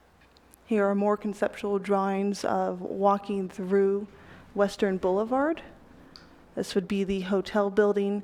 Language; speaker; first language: English; native; English